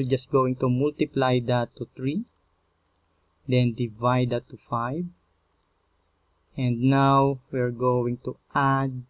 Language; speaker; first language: English; non-native, local second language; Filipino